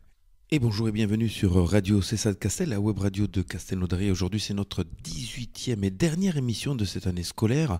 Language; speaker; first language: French; native; French